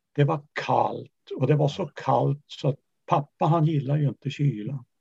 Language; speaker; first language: Swedish; early bilingual, other home language; Yiddish